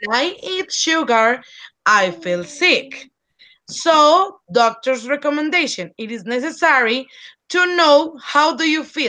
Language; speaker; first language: English; non-native, fluent; Spanish